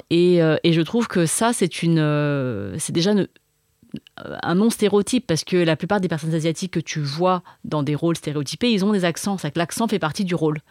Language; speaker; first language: French; early bilingual, other home language; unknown